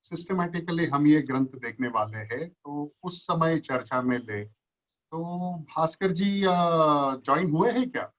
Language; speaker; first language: Hindi; non-native, local second language; Marathi